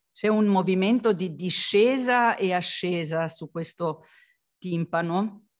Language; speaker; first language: Italian; non-native, fluent; Slovenian